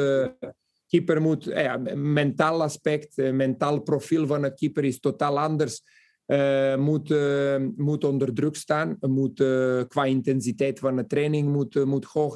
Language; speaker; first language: Dutch; non-native, fluent; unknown